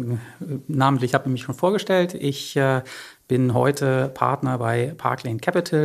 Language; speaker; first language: German; native; German